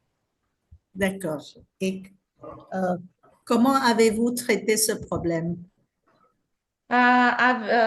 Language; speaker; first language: French; non-native, fluent; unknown